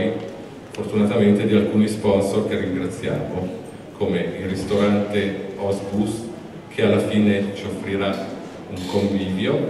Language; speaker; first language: Italian; native; Italian